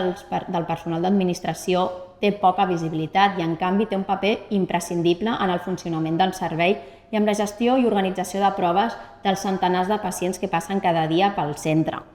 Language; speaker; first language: Catalan; native; Catalan